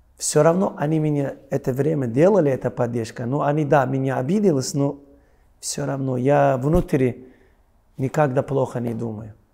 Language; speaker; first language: Russian; non-native, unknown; Turkish